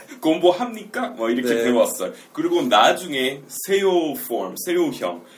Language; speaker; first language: Korean; non-native, fluent; English